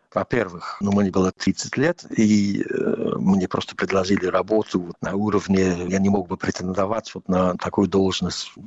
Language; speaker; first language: Russian; non-native, fluent; English